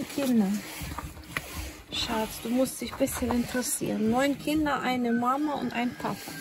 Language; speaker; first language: German; non-native, learner; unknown